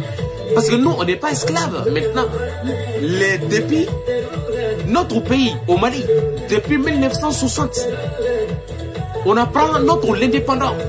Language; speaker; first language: French; non-native, local second language; Bambara